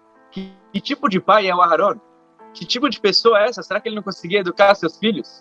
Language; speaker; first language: Portuguese; native; Portuguese